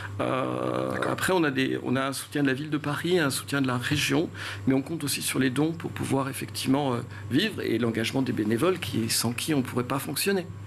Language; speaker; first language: French; native; French